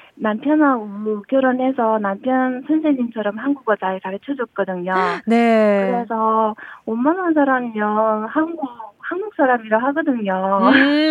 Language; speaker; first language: Korean; non-native, learner; Chinese